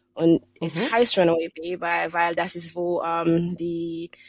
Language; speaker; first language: German; non-native, learner; English